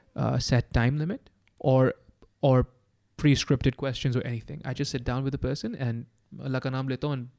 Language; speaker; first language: English; non-native, local second language; Urdu